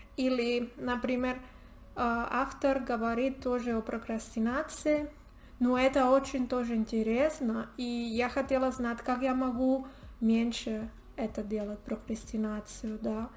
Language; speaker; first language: Russian; non-native, learner; Spanish